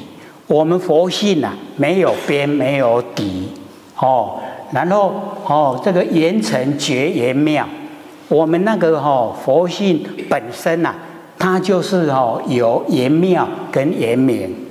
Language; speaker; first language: Chinese; native; Chinese